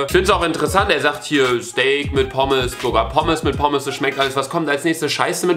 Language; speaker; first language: German; native; German